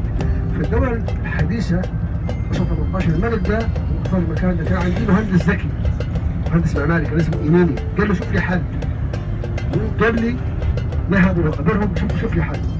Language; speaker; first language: Arabic; native; Arabic